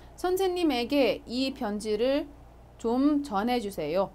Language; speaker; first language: Korean; non-native, fluent; Arabic